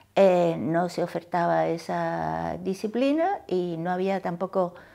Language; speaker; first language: Spanish; native; Spanish